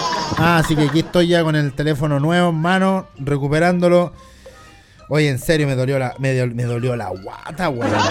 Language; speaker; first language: Spanish; native; Spanish